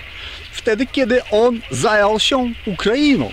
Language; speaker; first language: Polish; non-native, fluent; Ukrainian